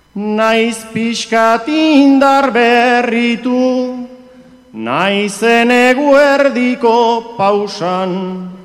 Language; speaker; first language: Basque; native; Basque